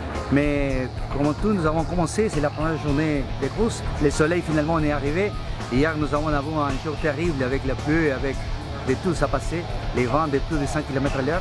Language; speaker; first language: French; non-native, fluent; Italian